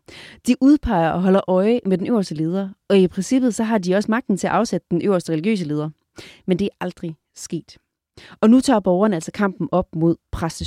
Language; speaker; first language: Danish; native; Danish